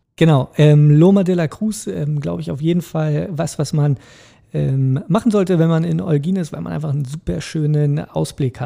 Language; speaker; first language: German; native; German